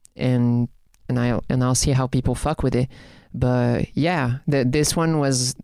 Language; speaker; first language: English; non-native, fluent; French